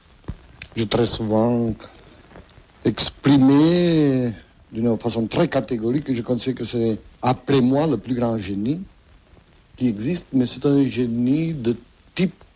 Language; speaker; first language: French; non-native, fluent; Catalan